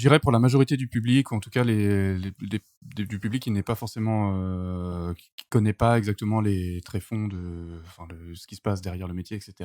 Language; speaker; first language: French; native; French